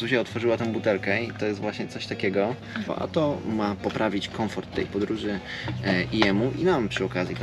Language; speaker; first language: Polish; native; Polish